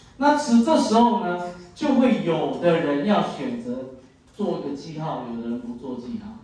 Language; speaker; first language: Chinese; native; Chinese